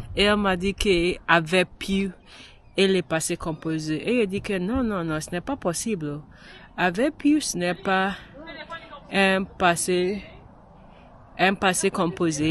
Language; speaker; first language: French; non-native, learner; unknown